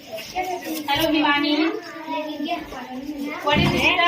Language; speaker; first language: English; non-native, local second language; Hindi